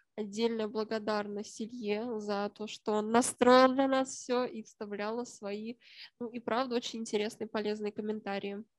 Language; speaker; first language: Russian; native; Russian